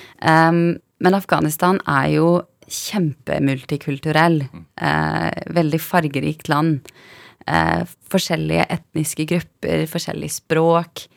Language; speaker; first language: Norwegian; early bilingual, other home language; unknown